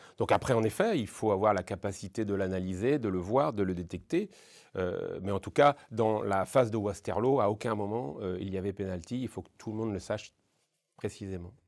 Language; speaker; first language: French; native; French